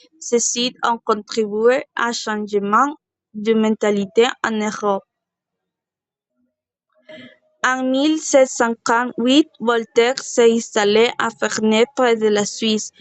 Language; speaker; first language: French; non-native, learner; Spanish